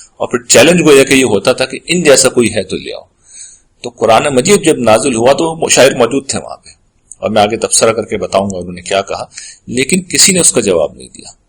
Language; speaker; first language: Urdu; native; Urdu